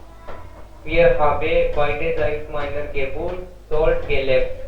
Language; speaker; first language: German; non-native, learner; Hindi